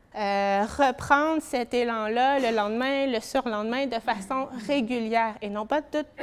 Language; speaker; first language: French; native; French